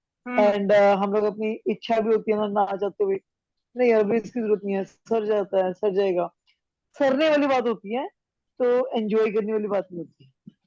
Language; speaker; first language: Hindi; native; Hindi